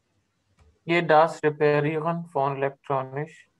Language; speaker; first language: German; non-native, learner; Urdu